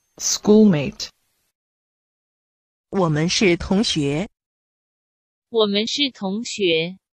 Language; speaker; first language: Chinese; non-native, learner; Urdu